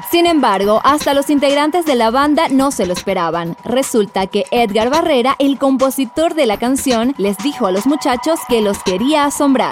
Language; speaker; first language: Spanish; native; Spanish